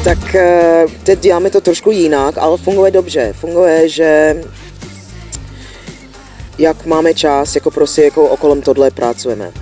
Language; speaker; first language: Czech; non-native, learner; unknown